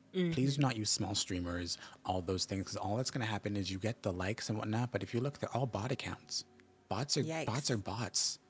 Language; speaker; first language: English; native; English